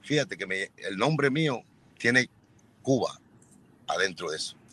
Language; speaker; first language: Spanish; early bilingual, other home language; English